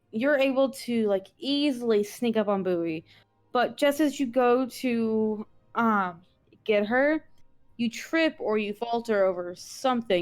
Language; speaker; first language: English; native; English